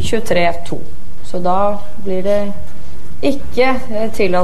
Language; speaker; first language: Norwegian; native; Norwegian